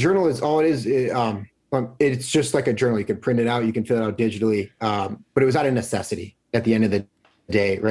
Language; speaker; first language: English; native; English